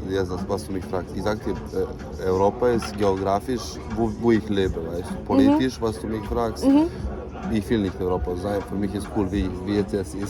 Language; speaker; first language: German; early bilingual, heritage; German